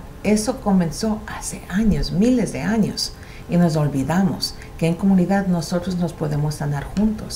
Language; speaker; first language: Spanish; early bilingual, heritage; Spanish